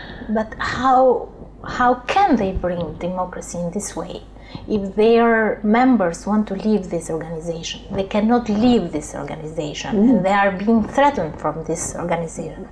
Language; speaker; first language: English; non-native, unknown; Albanian